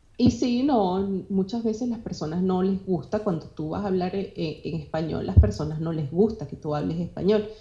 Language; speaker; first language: Spanish; native; Spanish